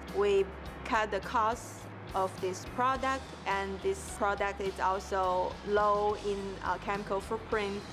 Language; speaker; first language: English; non-native, fluent; Norwegian